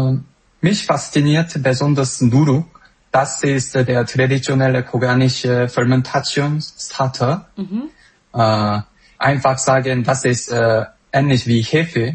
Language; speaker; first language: German; non-native, fluent; Korean